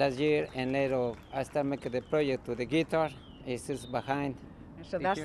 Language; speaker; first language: English; non-native, learner; Spanish